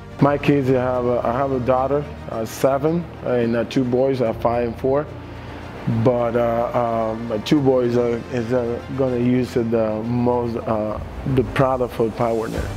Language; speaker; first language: English; non-native, learner; Spanish